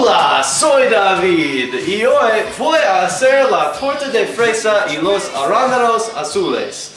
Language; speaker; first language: Spanish; non-native, learner; English